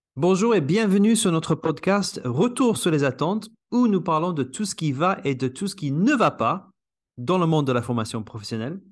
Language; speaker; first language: French; non-native, fluent; English